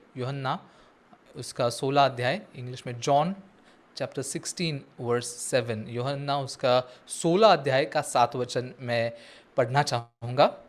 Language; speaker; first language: Hindi; non-native, local second language; Marathi